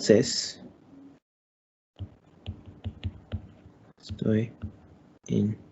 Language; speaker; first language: Spanish; non-native, learner; English